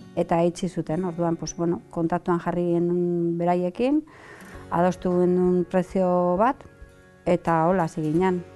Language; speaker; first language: Basque; native; Basque